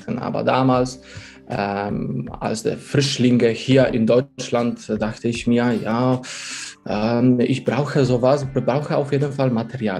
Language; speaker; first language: German; non-native, fluent; Polish